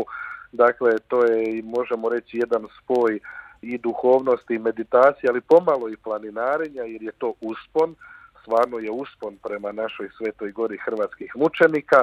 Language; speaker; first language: Croatian; native; Croatian